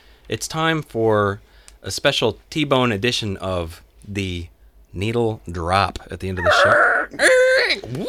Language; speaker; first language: English; native; English